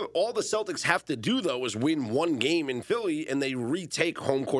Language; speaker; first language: English; native; English